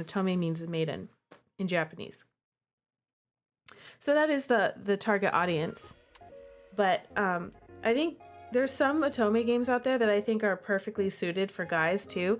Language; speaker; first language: English; native; English